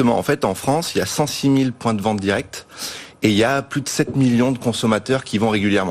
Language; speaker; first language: French; native; French